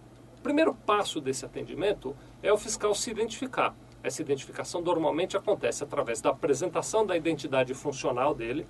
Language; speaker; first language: Portuguese; native; Portuguese